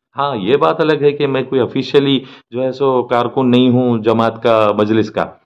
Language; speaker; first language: Hindi; non-native, local second language; Urdu